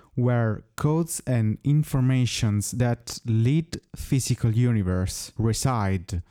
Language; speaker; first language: English; non-native, fluent; Italian